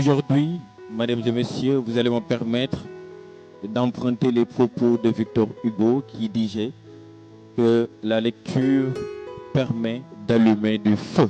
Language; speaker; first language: French; non-native, local second language; Wolof